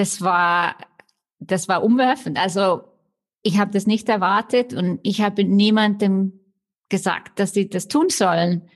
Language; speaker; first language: German; non-native, fluent; Icelandic